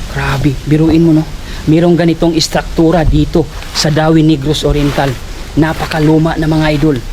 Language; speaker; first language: Filipino; non-native, local second language; Cebuano